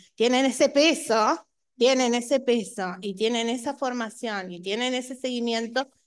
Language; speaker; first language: Spanish; native; Spanish